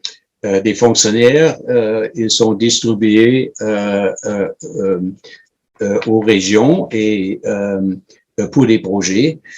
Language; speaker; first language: French; non-native, fluent; German